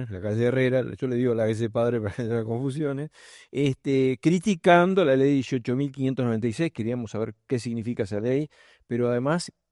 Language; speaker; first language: Spanish; native; Spanish